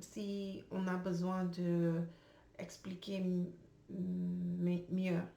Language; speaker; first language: French; non-native, learner; English